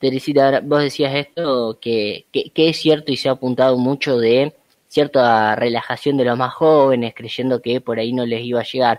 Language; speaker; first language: Spanish; native; Spanish